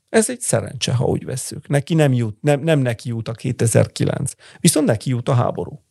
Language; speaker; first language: Hungarian; early bilingual, heritage; Italian